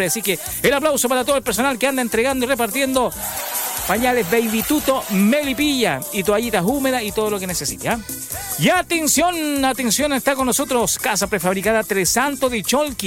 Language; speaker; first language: Spanish; native; Spanish